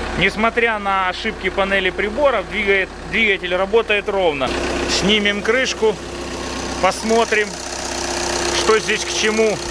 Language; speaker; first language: Russian; native; Russian